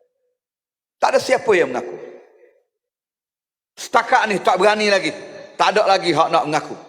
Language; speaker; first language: Malay; native; Malay